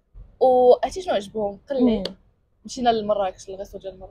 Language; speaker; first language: Arabic; native; Arabic